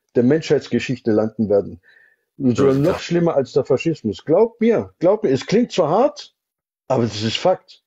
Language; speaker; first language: German; native; German